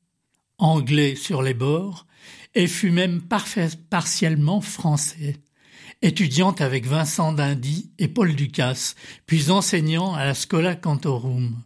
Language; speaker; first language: French; native; French